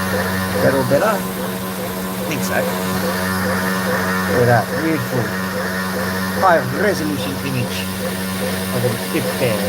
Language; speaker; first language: English; native; English